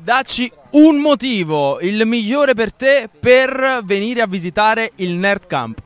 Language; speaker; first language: Italian; native; Italian